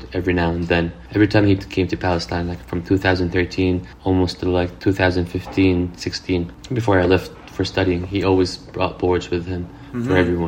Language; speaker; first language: English; non-native, fluent; Arabic